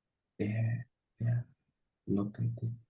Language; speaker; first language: English; non-native, learner; Vietnamese